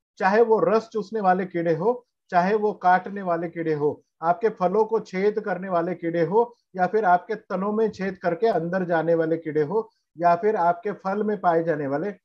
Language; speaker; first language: Hindi; non-native, local second language; Marathi